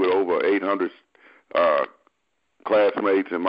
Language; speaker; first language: English; native; English